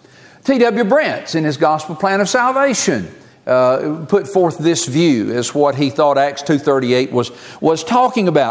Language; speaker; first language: English; native; English